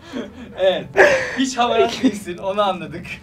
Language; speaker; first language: Turkish; native; Turkish